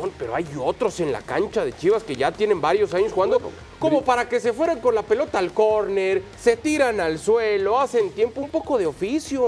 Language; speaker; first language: Spanish; native; Spanish